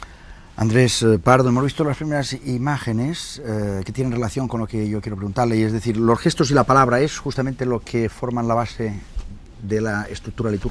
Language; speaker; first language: Spanish; native; Spanish